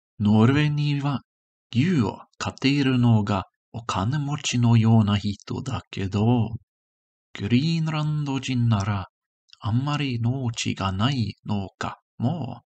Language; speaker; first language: Japanese; non-native, learner; English